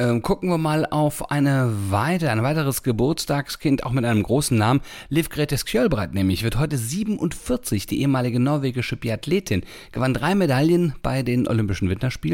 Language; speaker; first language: German; native; German